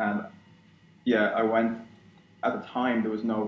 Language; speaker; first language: English; native; English